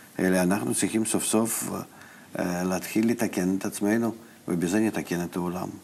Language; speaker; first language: Hebrew; non-native, fluent; Russian